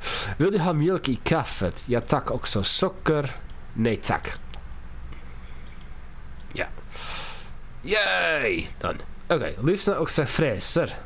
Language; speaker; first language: Swedish; non-native, learner; English